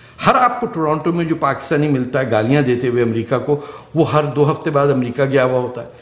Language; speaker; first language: Urdu; non-native, local second language; Punjabi